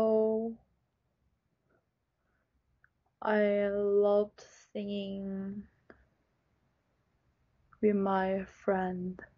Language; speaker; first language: English; non-native, learner; Japanese